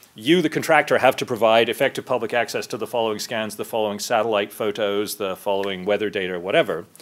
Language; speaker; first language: English; native; English